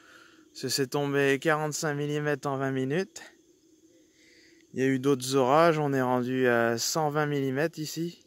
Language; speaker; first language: French; native; French